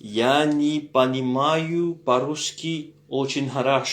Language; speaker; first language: Russian; non-native, fluent; French